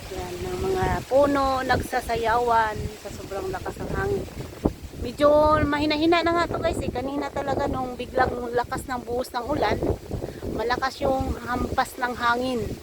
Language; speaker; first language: Filipino; non-native, local second language; Cebuano